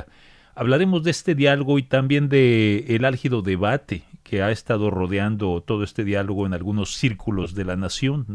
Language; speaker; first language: Spanish; native; Spanish